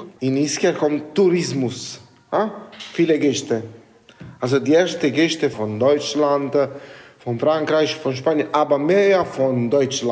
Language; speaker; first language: German; non-native, learner; Italian